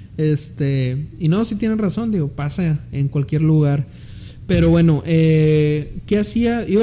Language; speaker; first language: Spanish; early bilingual, heritage; Spanish